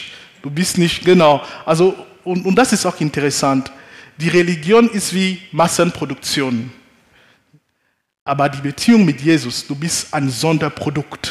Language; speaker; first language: German; non-native, fluent; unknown